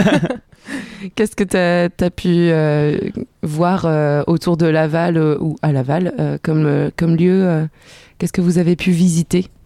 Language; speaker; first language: French; native; French